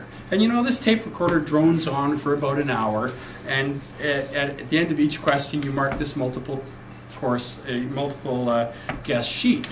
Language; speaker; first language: English; native; English